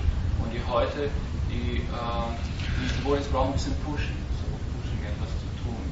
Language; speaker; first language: German; non-native, learner; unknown